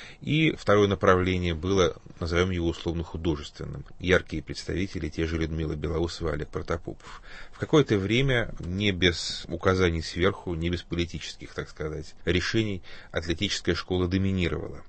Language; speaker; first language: Russian; native; Russian